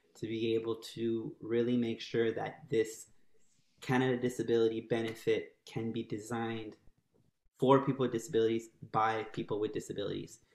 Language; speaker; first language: English; native; English